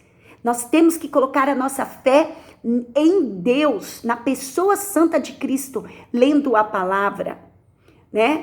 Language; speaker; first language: Portuguese; native; Portuguese